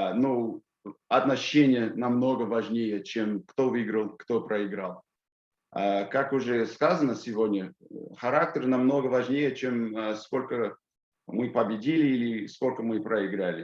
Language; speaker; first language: Russian; non-native, fluent; English